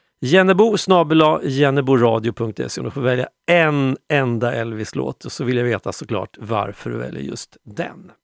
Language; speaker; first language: Swedish; native; Swedish